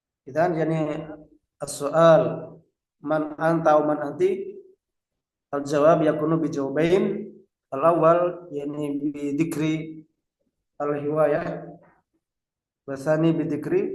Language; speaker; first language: Arabic; non-native, fluent; Indonesian